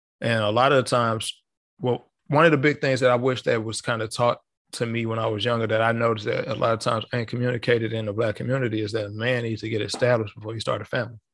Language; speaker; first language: English; native; English